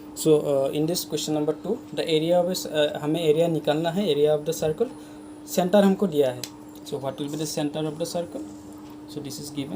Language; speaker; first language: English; non-native, local second language; Hindi